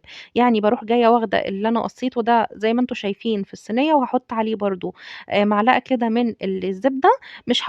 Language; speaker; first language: Arabic; native; Arabic